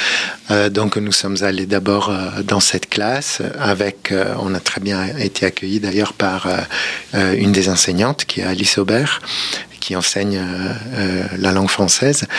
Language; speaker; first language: French; native; French